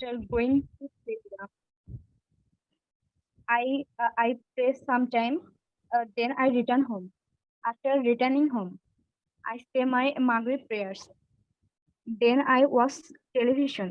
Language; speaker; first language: English; non-native, learner; Bangla